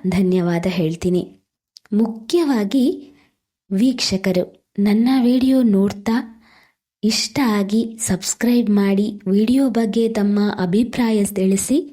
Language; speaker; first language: Kannada; non-native, local second language; Tulu